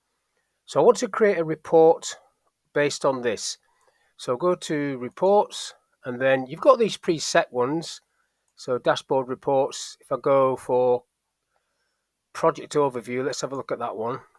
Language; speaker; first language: English; native; English